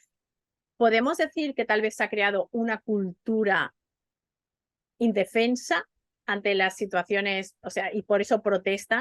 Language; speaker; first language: Spanish; native; Spanish